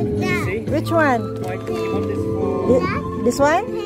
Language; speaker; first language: English; non-native, learner; Filipino